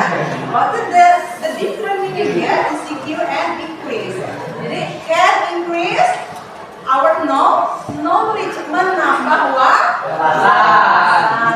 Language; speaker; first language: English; non-native, fluent; Indonesian